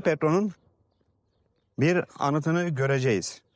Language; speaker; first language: Turkish; native; Turkish